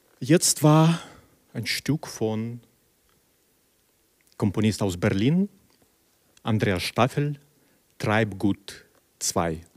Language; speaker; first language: German; non-native, fluent; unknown